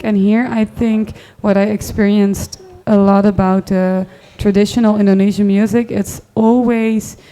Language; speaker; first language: English; non-native, fluent; Dutch